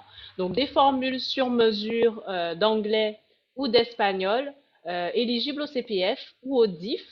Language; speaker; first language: French; native; French